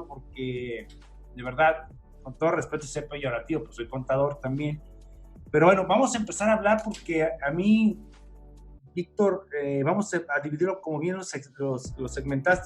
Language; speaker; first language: Spanish; native; Spanish